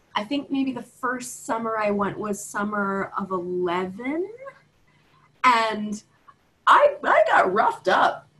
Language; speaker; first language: English; native; English